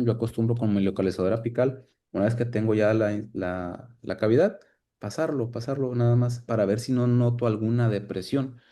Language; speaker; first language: Spanish; native; Spanish